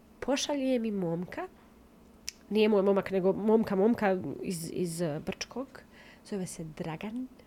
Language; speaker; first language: Bosnian; native; Bosnian